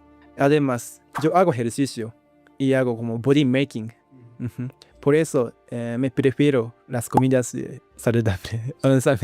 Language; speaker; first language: Spanish; non-native, learner; Japanese